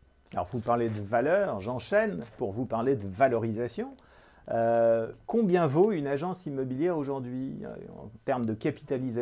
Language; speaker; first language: French; native; French